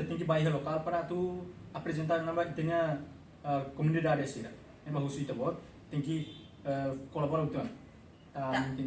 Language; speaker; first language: Portuguese; non-native, local second language; Tetum